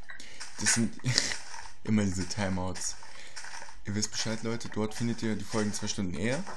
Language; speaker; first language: German; native; German